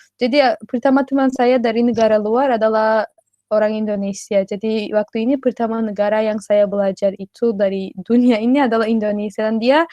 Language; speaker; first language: Indonesian; non-native, fluent; Turkish